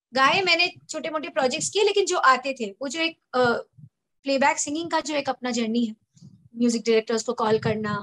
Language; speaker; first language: Hindi; native; Hindi